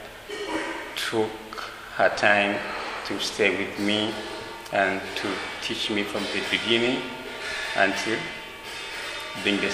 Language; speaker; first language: English; non-native, local second language; Swahili